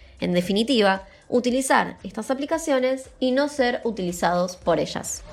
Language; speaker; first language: Spanish; native; Spanish